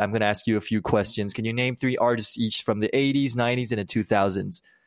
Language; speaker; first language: English; early bilingual, other home language; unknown